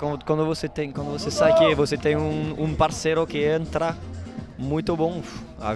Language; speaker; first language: Portuguese; non-native, learner; Italian